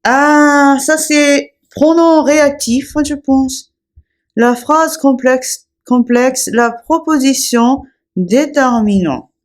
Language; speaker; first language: French; non-native, fluent; Japanese